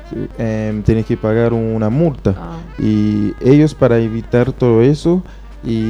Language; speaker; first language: Spanish; non-native, fluent; Haitian Creole